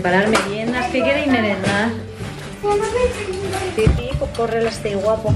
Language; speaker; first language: Spanish; native; Spanish